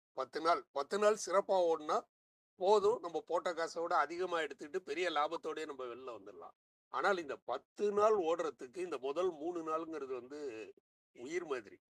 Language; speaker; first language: Tamil; native; Tamil